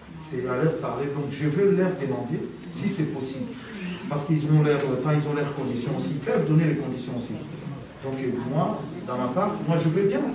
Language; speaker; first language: French; non-native, local second language; Lingala